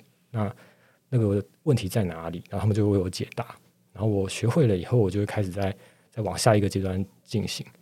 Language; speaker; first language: Chinese; native; Chinese